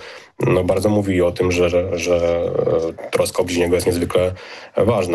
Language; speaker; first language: Polish; native; Polish